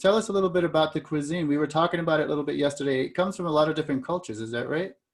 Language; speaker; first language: English; native; English